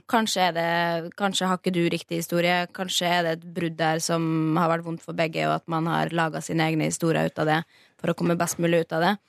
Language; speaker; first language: Norwegian; native; Norwegian